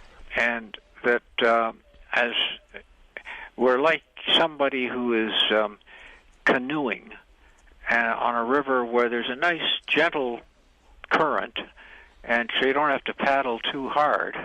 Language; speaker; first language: English; native; English